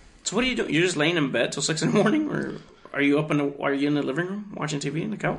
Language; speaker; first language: English; early bilingual, other home language; Spanish